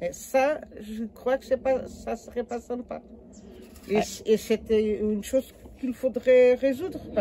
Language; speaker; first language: French; non-native, learner; Portuguese